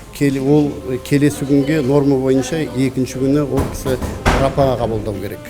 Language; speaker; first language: Kazakh; native; Kazakh